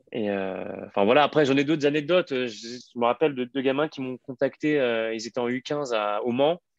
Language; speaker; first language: French; native; French